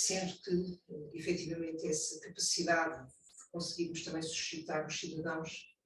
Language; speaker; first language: Portuguese; native; Portuguese